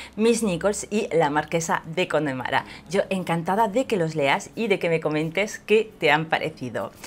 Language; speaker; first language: Spanish; non-native, fluent; French